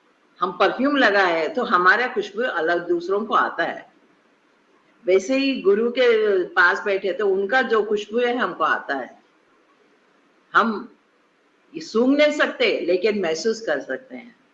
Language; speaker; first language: Hindi; non-native, local second language; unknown